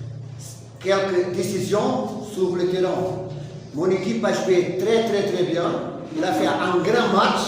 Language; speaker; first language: French; non-native, learner; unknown